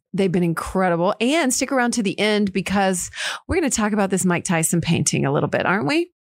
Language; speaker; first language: English; early bilingual, other home language; Portuguese